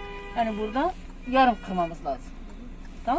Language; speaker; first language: Turkish; native; Turkish